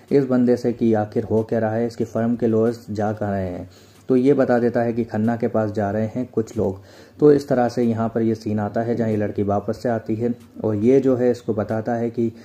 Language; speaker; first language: Hindi; native; Hindi